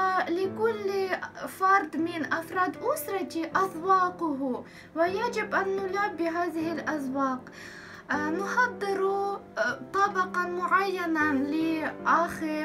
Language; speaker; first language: Arabic; non-native, fluent; Ukrainian